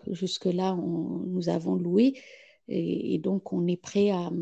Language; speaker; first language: French; non-native, fluent; Amharic